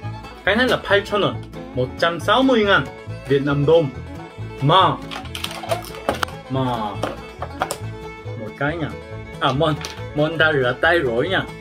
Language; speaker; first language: Vietnamese; non-native, learner; Korean